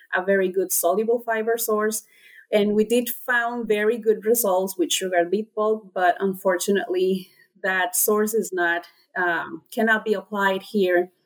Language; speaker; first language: English; non-native, fluent; Spanish